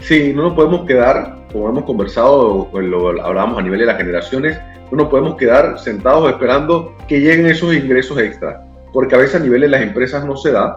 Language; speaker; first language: Spanish; native; Spanish